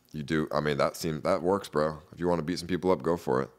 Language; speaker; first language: English; native; English